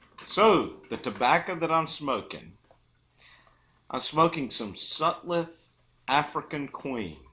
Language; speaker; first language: English; native; English